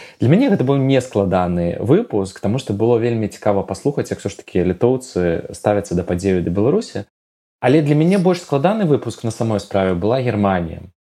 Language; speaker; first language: Belarusian; non-native, local second language; Russian